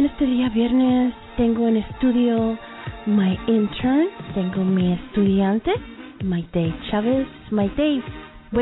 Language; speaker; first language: Spanish; early bilingual, heritage; Spanish